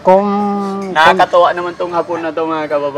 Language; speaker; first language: Filipino; native; Filipino